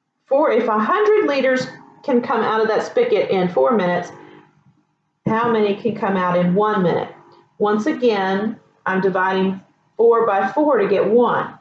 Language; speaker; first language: English; native; English